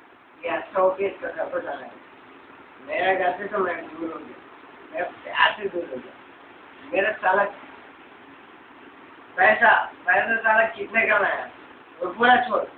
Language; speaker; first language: Hindi; non-native, local second language; Telugu